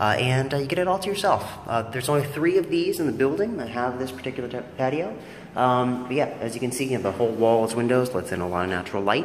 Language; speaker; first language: English; native; English